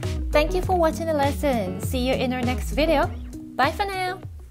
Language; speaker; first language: English; non-native, fluent; Japanese